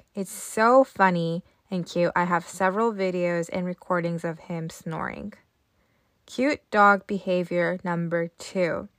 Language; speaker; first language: English; early bilingual, other home language; Japanese